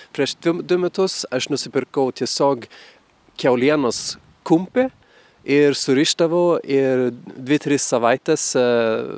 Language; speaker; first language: Lithuanian; non-native, fluent; Italian